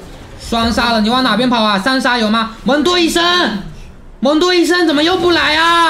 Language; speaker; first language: Chinese; native; Chinese